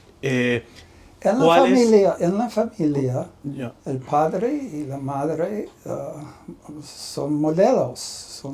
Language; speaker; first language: Spanish; non-native, learner; English